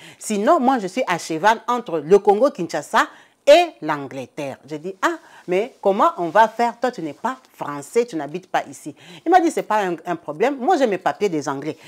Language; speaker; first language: French; non-native, local second language; Lingala